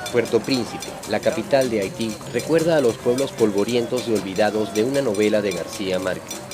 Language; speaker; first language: Spanish; native; Spanish